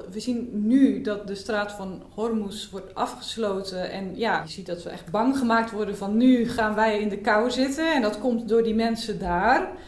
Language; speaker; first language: Dutch; native; Dutch